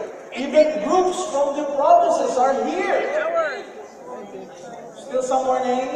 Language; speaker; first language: English; non-native, local second language; Filipino